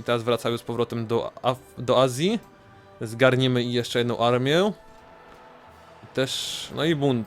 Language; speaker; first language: Polish; native; Polish